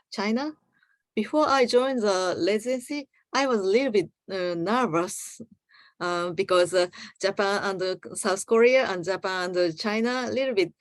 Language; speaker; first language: English; non-native, learner; Japanese